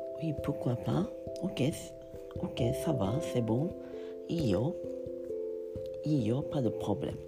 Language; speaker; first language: French; non-native, learner; Japanese